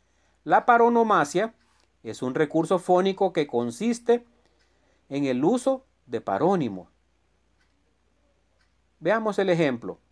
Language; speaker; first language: Spanish; native; Spanish